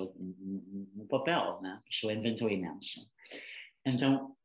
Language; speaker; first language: Portuguese; non-native, fluent; English